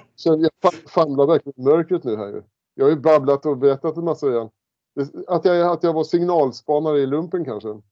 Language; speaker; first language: Swedish; native; Swedish